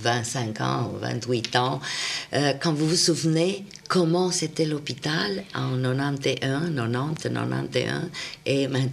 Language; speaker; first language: French; non-native, fluent; Romanian